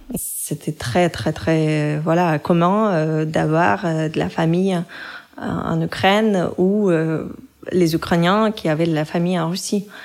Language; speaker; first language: French; non-native, fluent; Russian